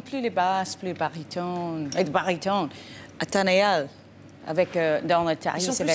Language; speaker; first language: French; non-native, fluent; English